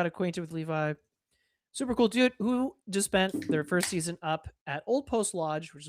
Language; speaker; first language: English; native; English